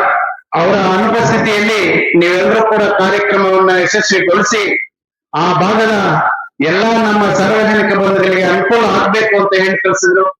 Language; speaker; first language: Kannada; native; Kannada